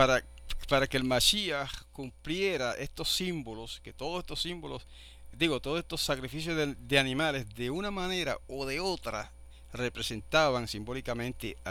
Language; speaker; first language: Spanish; native; Spanish